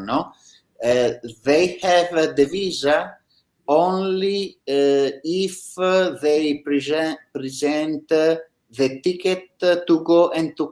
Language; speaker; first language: English; non-native, learner; Italian